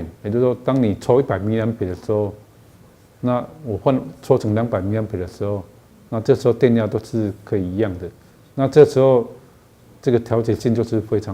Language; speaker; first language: Chinese; native; Chinese